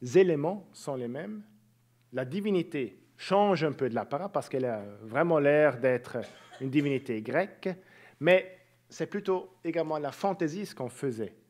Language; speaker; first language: French; native; French